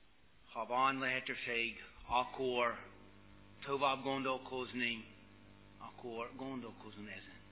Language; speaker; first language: Hungarian; non-native, learner; English